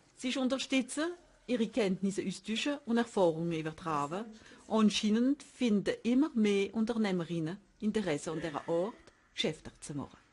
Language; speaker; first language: German; non-native, local second language; French